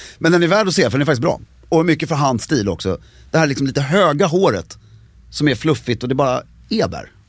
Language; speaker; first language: Swedish; native; Swedish